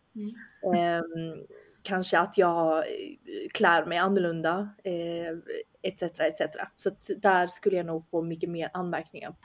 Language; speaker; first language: Swedish; early bilingual, other home language; Chinese